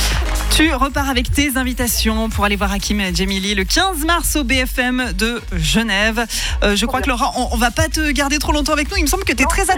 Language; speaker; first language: French; native; French